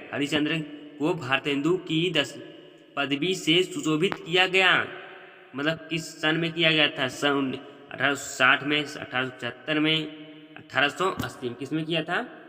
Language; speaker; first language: Hindi; native; Hindi